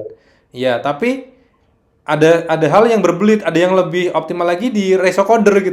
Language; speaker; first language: Indonesian; native; Indonesian